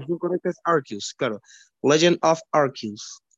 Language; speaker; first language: Spanish; native; Spanish